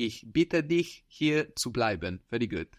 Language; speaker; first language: German; non-native, fluent; English